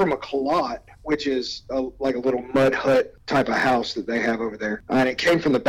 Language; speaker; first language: English; native; English